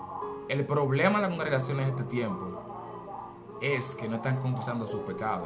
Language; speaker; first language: Spanish; native; Spanish